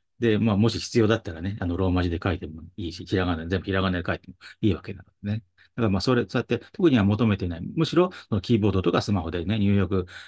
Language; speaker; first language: Japanese; native; Japanese